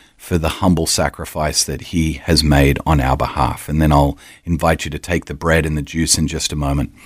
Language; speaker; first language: English; native; English